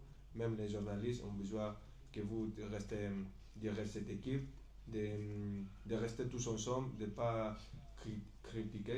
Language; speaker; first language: French; non-native, fluent; Spanish